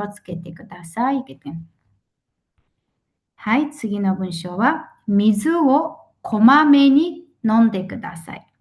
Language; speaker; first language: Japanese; non-native, fluent; Mongolian